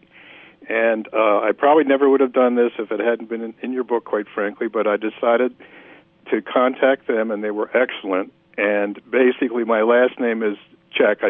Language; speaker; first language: English; native; English